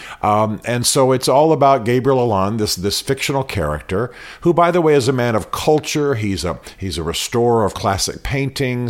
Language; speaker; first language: English; native; English